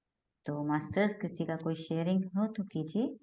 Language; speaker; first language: Hindi; native; Hindi